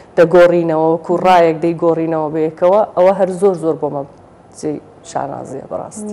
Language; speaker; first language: Central Kurdish; native; Central Kurdish